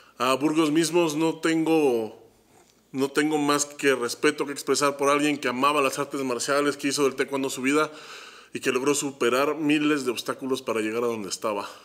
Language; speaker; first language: Spanish; native; Spanish